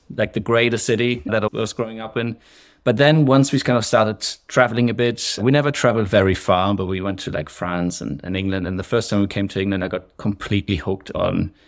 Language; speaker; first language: English; non-native, fluent; German